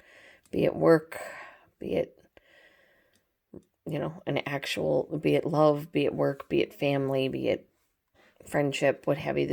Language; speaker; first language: English; native; English